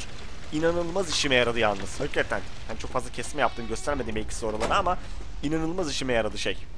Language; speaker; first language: Turkish; native; Turkish